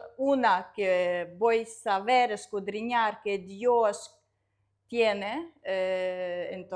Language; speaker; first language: Spanish; non-native, learner; Russian